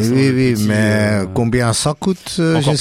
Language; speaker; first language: French; non-native, local second language; Dutch